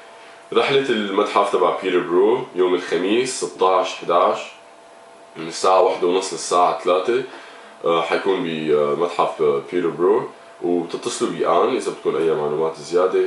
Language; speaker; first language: Arabic; native; Arabic